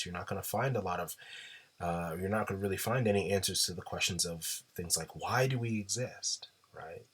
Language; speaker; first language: English; native; English